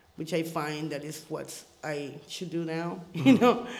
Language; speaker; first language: English; early bilingual, other home language; Spanish